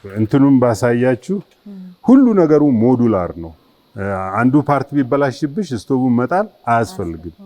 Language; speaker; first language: Amharic; native; Amharic